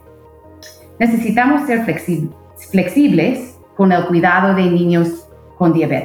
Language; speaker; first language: Spanish; non-native, fluent; English